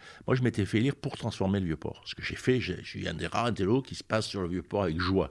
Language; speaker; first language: French; native; French